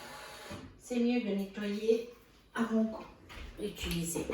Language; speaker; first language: French; non-native, fluent; Arabic